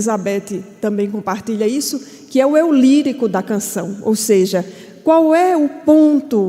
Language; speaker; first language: Portuguese; native; Portuguese